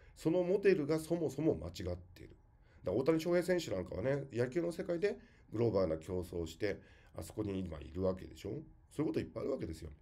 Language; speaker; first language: Japanese; native; Japanese